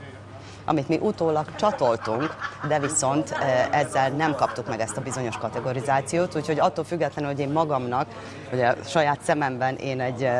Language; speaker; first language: Hungarian; native; Hungarian